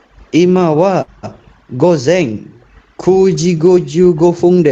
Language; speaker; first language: Japanese; non-native, learner; Indonesian